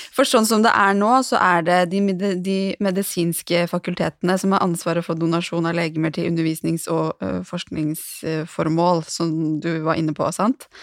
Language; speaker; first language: Norwegian; native; Norwegian